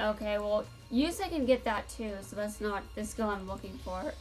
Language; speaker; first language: English; native; English